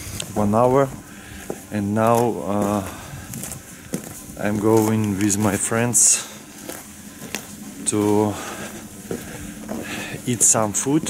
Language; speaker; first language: English; non-native, learner; Russian